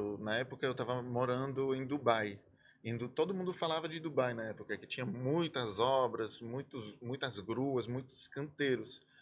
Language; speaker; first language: Portuguese; non-native, fluent; French